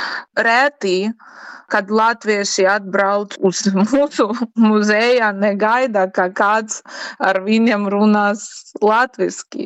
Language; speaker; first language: Latvian; non-native, learner; Ukrainian